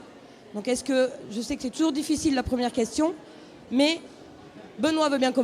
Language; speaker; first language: French; native; French